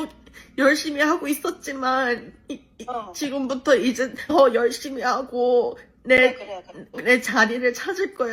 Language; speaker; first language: Korean; early bilingual, heritage; English